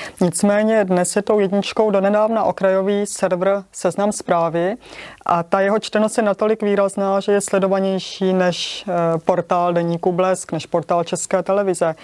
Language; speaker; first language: Czech; native; Czech